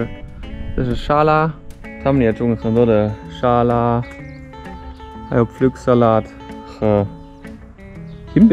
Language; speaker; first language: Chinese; non-native, fluent; German